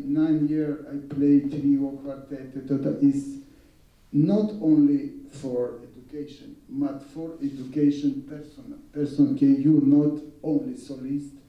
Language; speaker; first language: English; non-native, learner; Russian